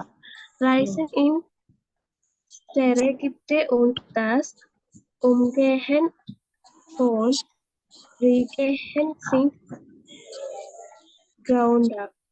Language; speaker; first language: German; non-native, learner; Malayalam